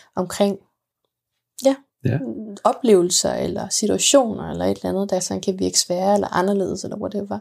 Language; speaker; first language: Danish; early bilingual, other home language; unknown